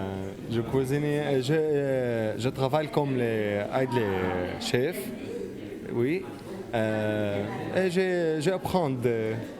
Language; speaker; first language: French; non-native, learner; Arabic